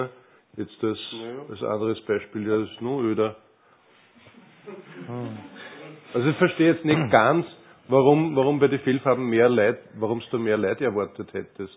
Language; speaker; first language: German; native; German